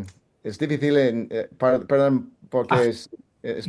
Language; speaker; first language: Spanish; non-native, fluent; English